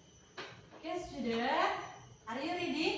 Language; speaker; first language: English; non-native, learner; Indonesian